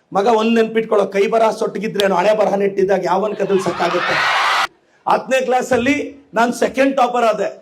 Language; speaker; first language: Kannada; native; Kannada